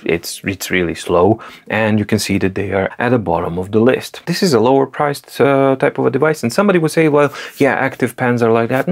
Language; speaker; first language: English; non-native, fluent; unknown